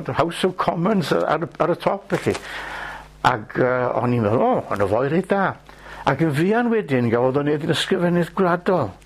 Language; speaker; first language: Welsh; native; Welsh